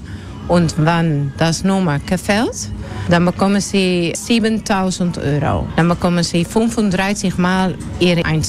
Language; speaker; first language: German; non-native, learner; Dutch